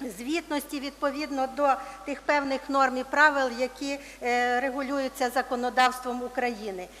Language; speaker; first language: Ukrainian; native; Ukrainian